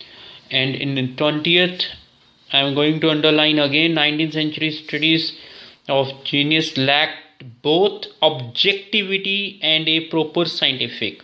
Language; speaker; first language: English; non-native, local second language; Hindi